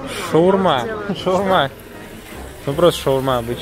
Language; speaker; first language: Russian; native; Russian